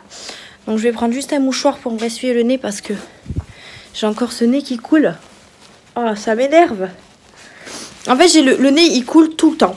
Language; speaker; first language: French; native; French